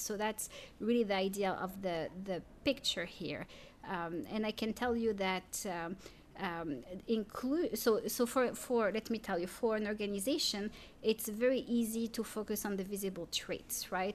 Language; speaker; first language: English; non-native, fluent; French